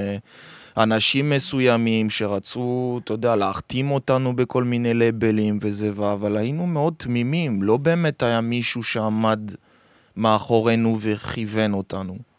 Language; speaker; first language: Hebrew; early bilingual, other home language; French